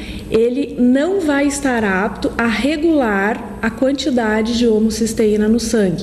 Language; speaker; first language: Portuguese; native; Portuguese